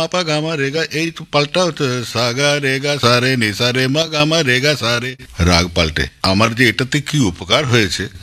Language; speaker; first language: Bangla; non-native, local second language; Punjabi